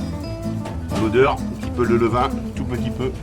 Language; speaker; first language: French; native; French